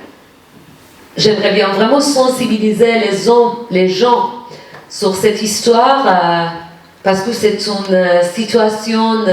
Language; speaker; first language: French; non-native, fluent; Persian